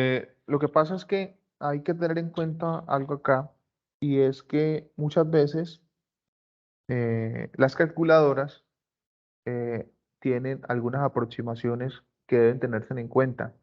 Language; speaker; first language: Spanish; native; Spanish